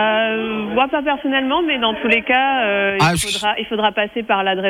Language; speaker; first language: French; native; French